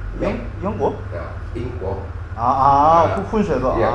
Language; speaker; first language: Chinese; non-native, learner; Korean